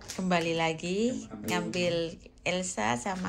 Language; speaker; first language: Indonesian; native; Indonesian